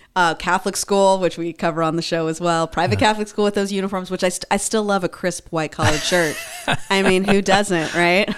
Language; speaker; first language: English; early bilingual, other home language; Spanish